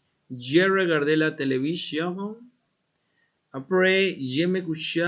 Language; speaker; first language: French; non-native, learner; Spanish